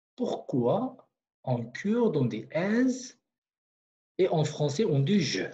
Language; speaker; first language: French; non-native, fluent; Kurdish